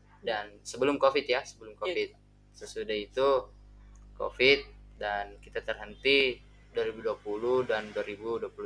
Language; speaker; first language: Indonesian; native; Indonesian